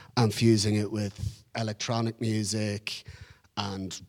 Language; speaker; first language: English; native; English